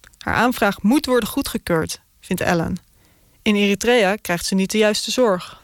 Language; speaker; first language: Dutch; native; Dutch